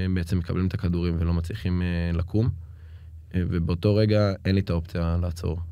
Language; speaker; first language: Hebrew; native; Hebrew